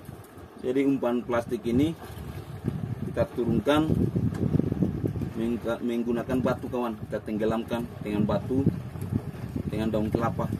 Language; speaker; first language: Indonesian; native; Indonesian